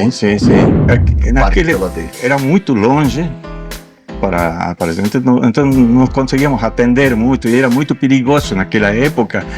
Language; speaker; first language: Portuguese; non-native, fluent; Spanish